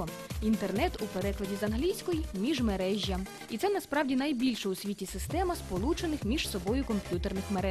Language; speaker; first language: Ukrainian; native; Ukrainian